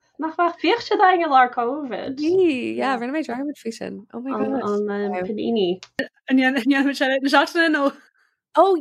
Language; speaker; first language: Irish; non-native, local second language; English